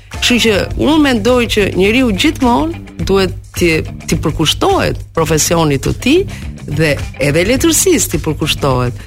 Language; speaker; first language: Albanian; native; Albanian